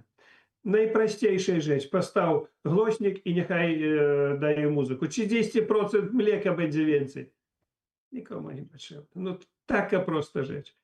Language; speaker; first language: Polish; non-native, learner; Belarusian